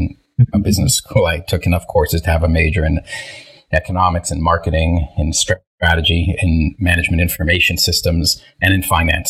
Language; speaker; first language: English; early bilingual, other home language; Hebrew